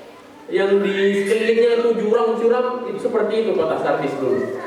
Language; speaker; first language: Indonesian; native; Indonesian